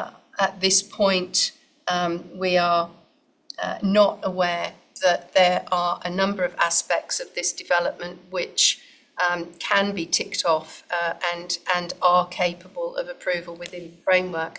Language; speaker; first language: English; native; English